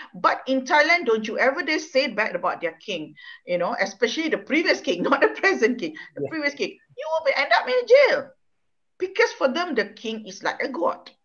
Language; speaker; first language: English; non-native, local second language; Malay